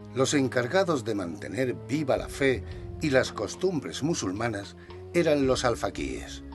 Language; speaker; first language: Spanish; native; Spanish